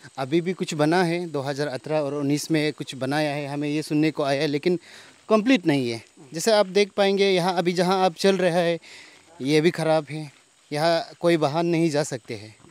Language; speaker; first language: Hindi; non-native, local second language; Nyishi